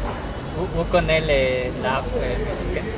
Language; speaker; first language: French; non-native, learner; Spanish